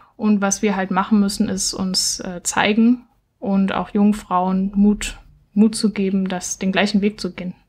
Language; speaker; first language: German; native; German